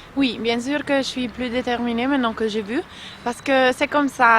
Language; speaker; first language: French; non-native, local second language; Italian